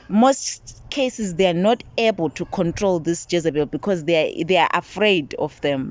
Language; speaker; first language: English; non-native, local second language; Zulu